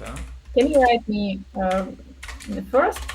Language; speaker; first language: English; non-native, learner; Russian